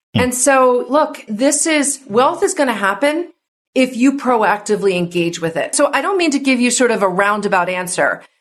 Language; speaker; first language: English; native; English